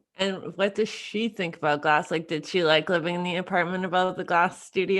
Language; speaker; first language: English; native; English